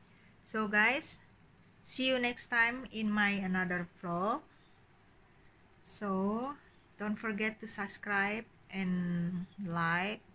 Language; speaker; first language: English; non-native, learner; Indonesian